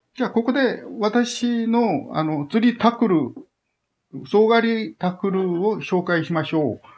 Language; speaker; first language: Japanese; non-native, fluent; Korean